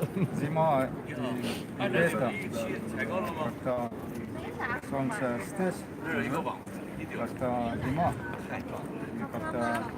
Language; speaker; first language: Russian; non-native, learner; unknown